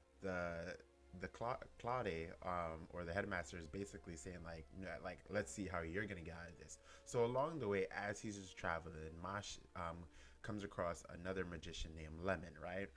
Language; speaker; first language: English; native; English